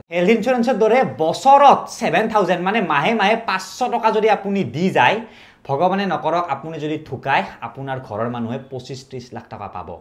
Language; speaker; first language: Assamese; native; Assamese